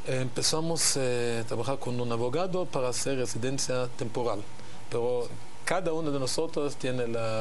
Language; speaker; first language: Spanish; non-native, learner; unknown